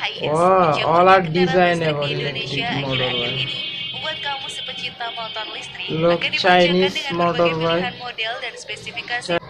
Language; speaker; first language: English; non-native, learner; Bangla